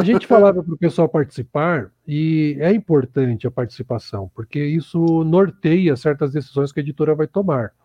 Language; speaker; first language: Portuguese; native; Portuguese